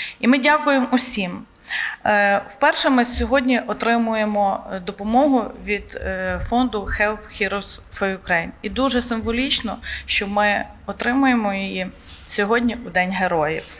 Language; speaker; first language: Ukrainian; native; Ukrainian